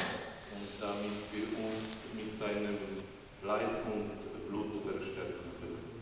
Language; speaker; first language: German; non-native, fluent; Polish